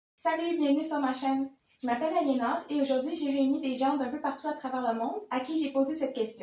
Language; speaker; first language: French; native; French